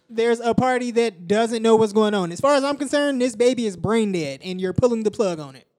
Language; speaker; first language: English; native; English